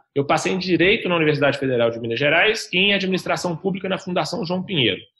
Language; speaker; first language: Portuguese; native; Portuguese